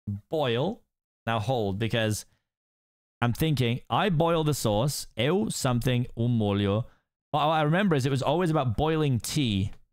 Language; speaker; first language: English; native; English